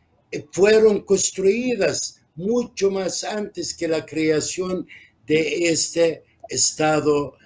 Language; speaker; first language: Spanish; non-native, fluent; Arabic